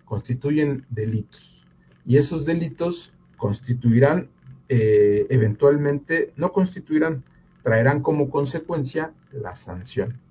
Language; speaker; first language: Spanish; native; Spanish